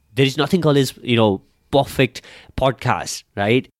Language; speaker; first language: English; non-native, local second language; Nepali